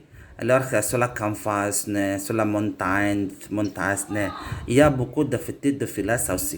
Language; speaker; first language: French; non-native, learner; Indonesian